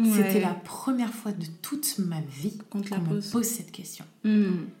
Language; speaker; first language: French; native; French